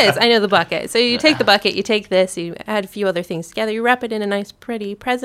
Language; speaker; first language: English; native; English